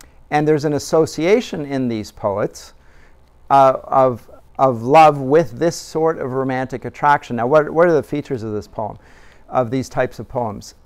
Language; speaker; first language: English; native; English